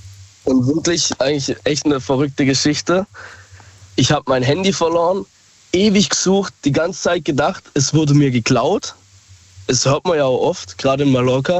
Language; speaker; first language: German; native; German